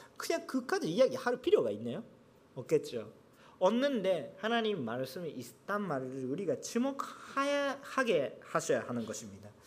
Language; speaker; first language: Korean; non-native, fluent; Japanese